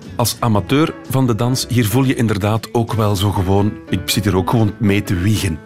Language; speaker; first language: Dutch; native; Dutch